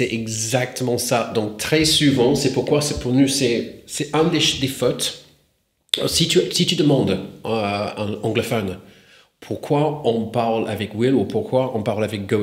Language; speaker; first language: French; non-native, fluent; English